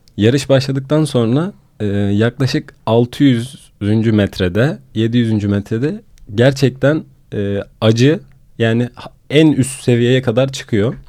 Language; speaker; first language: Turkish; native; Turkish